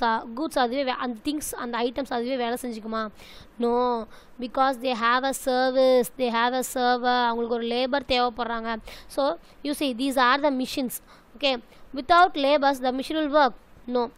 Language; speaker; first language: English; non-native, local second language; Tamil